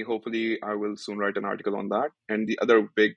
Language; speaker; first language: English; non-native, local second language; Urdu